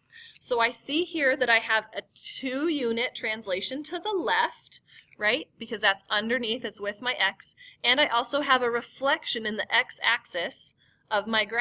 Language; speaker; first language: English; native; English